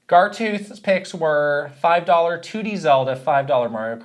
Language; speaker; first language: English; native; English